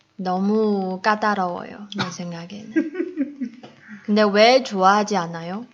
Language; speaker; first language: Korean; non-native, fluent; Chinese